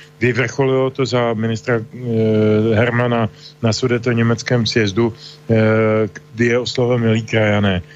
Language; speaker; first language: Czech; native; Czech